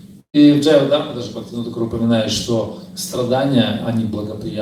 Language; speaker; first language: Russian; native; Russian